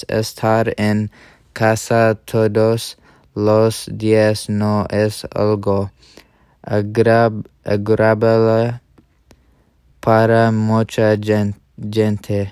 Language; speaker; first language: Spanish; non-native, learner; English